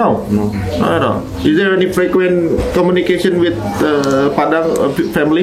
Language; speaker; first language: English; non-native, learner; Indonesian